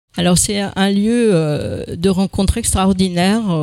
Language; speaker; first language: French; native; French